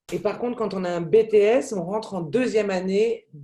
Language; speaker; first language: French; native; French